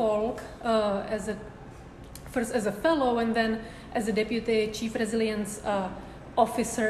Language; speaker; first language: English; non-native, fluent; Czech